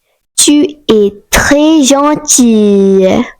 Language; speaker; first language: French; non-native, fluent; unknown